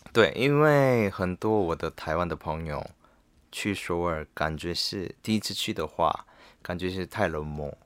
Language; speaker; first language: Chinese; non-native, fluent; Korean